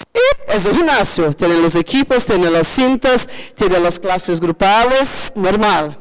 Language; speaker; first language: Spanish; non-native, fluent; Portuguese